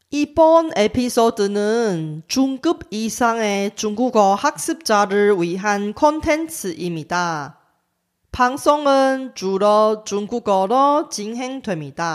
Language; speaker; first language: Korean; non-native, fluent; Chinese